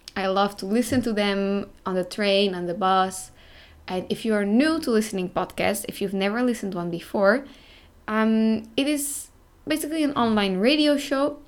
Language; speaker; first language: English; non-native, fluent; Dutch